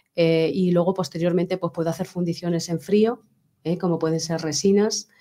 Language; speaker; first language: Spanish; native; Spanish